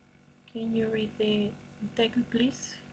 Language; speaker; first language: English; non-native, learner; Spanish